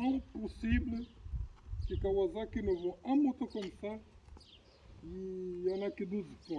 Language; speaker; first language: French; non-native, fluent; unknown